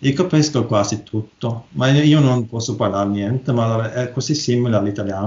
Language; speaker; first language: Italian; non-native, learner; Norwegian